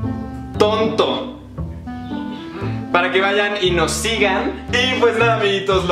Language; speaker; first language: Spanish; native; Spanish